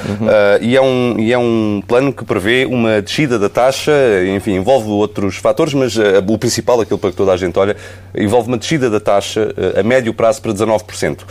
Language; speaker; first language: Portuguese; native; Portuguese